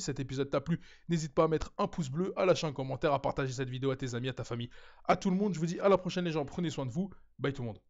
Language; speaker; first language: French; native; French